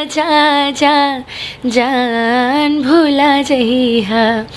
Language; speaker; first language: Hindi; native; Hindi